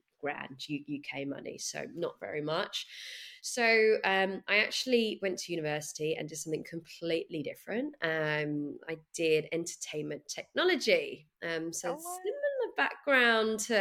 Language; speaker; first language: English; native; English